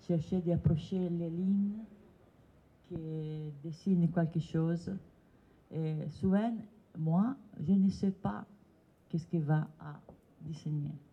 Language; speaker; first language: French; non-native, learner; Italian